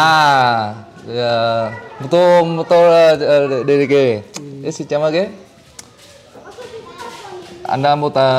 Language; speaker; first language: Portuguese; non-native, learner; Vietnamese